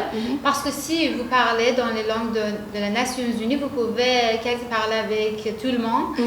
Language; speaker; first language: French; non-native, fluent; Arabic